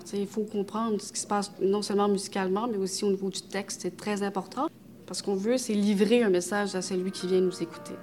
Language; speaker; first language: French; early bilingual, other home language; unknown